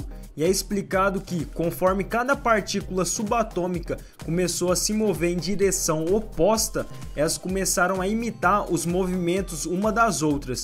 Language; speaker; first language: Portuguese; native; Portuguese